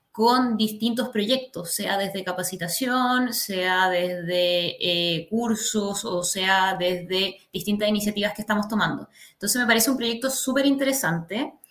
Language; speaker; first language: Spanish; native; Spanish